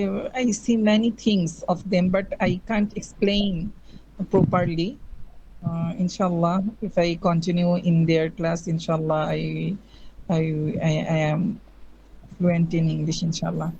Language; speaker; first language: English; non-native, learner; Bangla